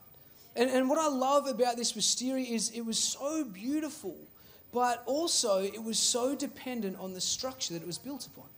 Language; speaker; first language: English; native; English